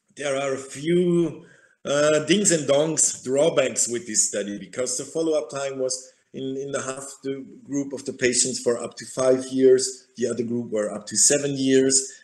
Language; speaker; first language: English; non-native, fluent; German